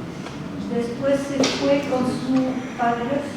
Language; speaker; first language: Spanish; non-native, learner; French